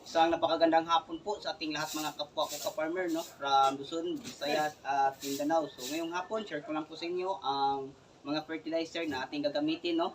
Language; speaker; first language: Filipino; non-native, local second language; Cebuano